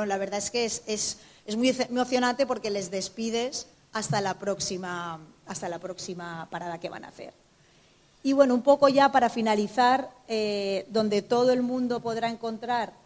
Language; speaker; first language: Spanish; native; Spanish